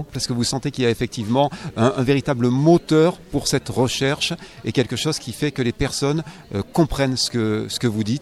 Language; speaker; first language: French; native; French